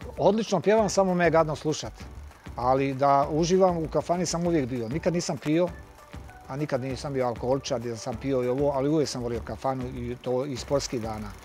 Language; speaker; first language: Serbian; native; Serbian